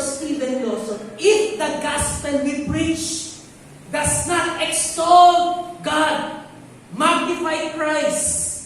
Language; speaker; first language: English; non-native, local second language; Filipino